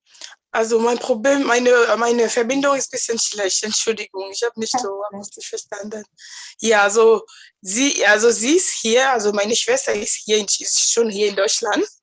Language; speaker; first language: German; non-native, learner; French